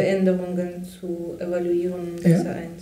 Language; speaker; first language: German; non-native, fluent; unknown